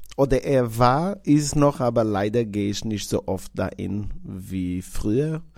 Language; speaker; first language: German; non-native, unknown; Portuguese